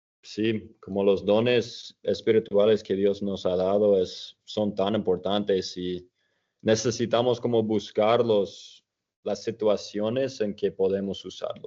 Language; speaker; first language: Spanish; non-native, fluent; English